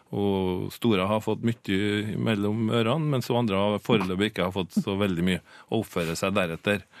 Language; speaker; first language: Norwegian; native; Norwegian